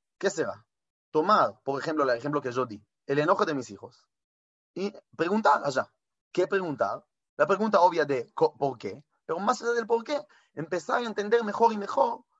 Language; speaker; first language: Spanish; non-native, fluent; Hebrew